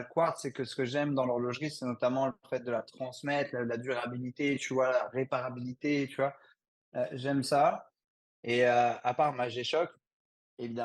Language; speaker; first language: French; native; French